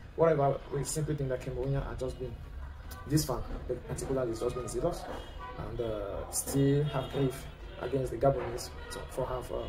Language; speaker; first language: English; non-native, local second language; French